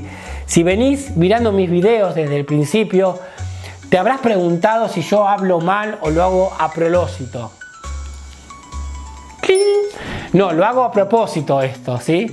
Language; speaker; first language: Spanish; native; Spanish